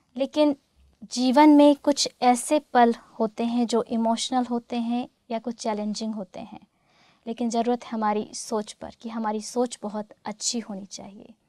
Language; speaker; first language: Hindi; native; Hindi